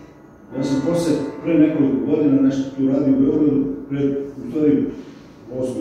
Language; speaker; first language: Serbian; early bilingual, heritage; Serbian